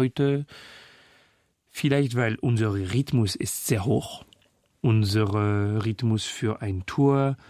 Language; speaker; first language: German; non-native, fluent; French